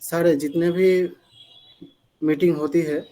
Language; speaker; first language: Hindi; non-native, local second language; Bangla